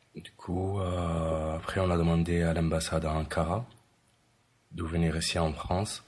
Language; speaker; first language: French; non-native, fluent; Arabic